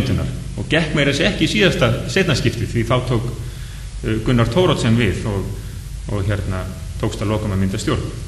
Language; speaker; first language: Icelandic; native; Icelandic